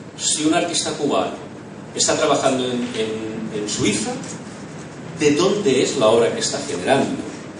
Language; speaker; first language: Spanish; non-native, local second language; Catalan